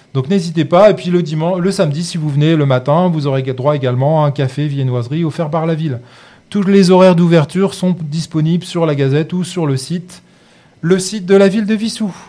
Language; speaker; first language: French; native; French